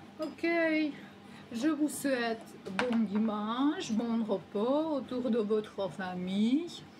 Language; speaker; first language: French; non-native, learner; Ukrainian